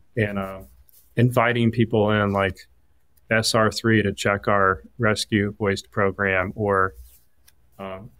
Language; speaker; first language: English; native; English